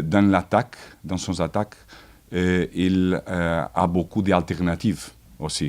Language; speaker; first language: French; non-native, fluent; Portuguese